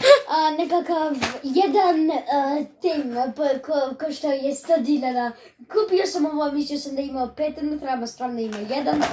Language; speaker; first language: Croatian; early bilingual, heritage; Croatian